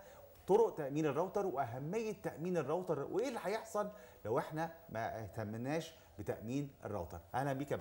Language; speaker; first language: Arabic; native; Arabic